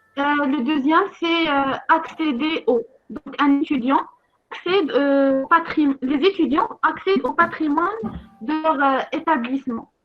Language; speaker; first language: French; non-native, local second language; Arabic